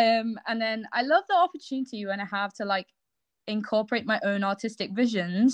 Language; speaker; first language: English; native; English